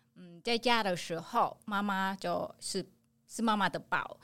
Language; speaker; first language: Chinese; non-native, fluent; Vietnamese